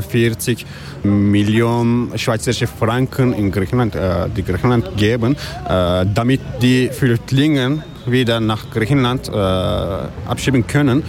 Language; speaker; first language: German; non-native, learner; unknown